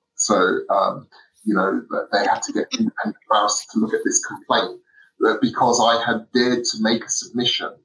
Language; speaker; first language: English; native; English